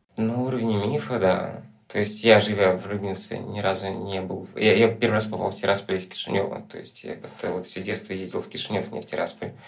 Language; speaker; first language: Russian; native; Russian